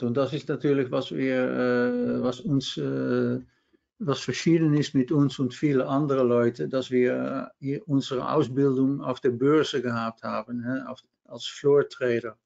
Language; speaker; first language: German; non-native, fluent; Dutch